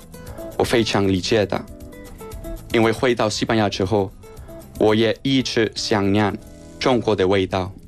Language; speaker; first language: Chinese; non-native, fluent; Spanish